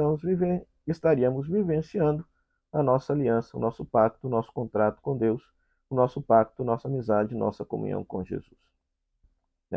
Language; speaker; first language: Portuguese; native; Portuguese